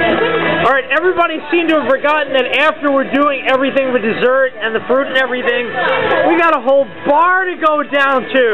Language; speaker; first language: English; native; English